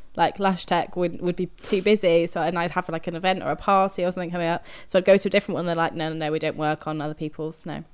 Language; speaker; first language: English; native; English